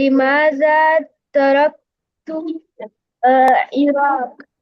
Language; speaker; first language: Arabic; non-native, learner; Urdu